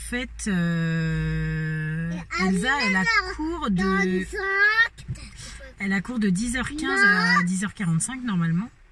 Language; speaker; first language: French; native; French